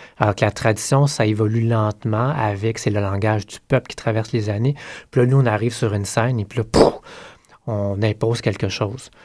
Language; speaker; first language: French; native; French